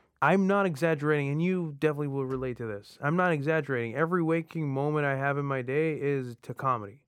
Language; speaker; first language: English; early bilingual, other home language; Arabic